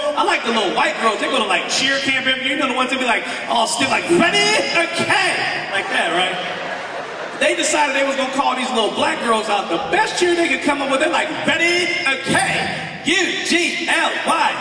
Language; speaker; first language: English; native; English